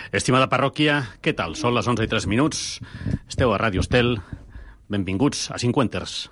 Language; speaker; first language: Catalan; non-native, local second language; Spanish